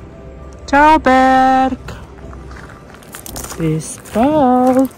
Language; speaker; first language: German; non-native, learner; Tibetan